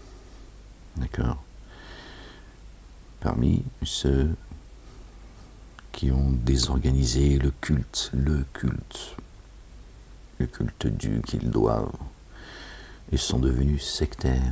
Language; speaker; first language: French; native; French